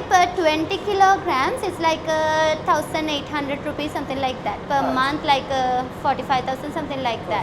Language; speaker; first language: English; non-native, fluent; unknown